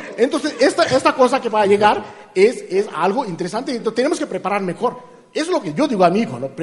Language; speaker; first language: Spanish; non-native, fluent; Marathi